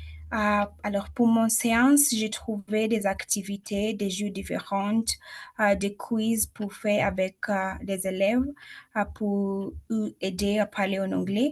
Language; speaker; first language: French; non-native, learner; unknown